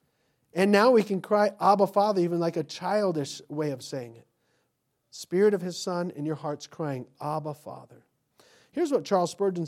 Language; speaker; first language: English; native; English